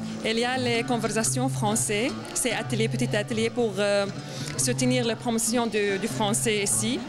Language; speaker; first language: French; non-native, learner; Arabic